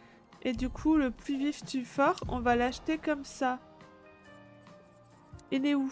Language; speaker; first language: French; native; French